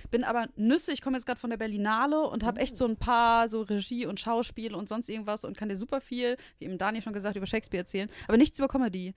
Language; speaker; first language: German; native; German